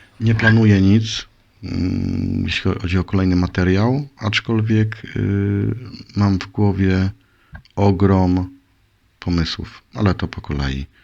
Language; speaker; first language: Polish; native; Polish